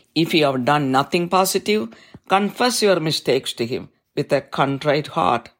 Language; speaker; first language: English; non-native, local second language; Malayalam